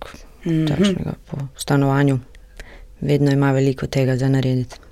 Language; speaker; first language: Slovenian; non-native, learner; Croatian